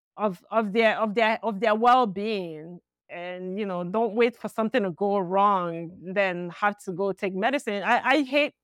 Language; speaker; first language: English; non-native, local second language; Igbo